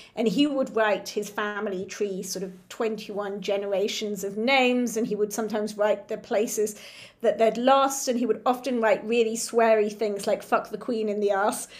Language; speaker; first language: English; native; English